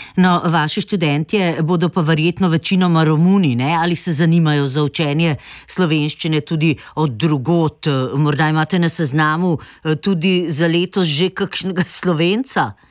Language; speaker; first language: Slovenian; native; Slovenian